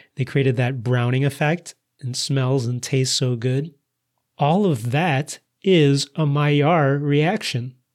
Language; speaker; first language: English; native; English